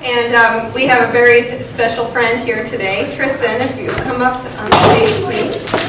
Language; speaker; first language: English; native; English